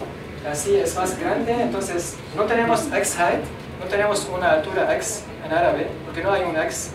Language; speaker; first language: Spanish; non-native, learner; Arabic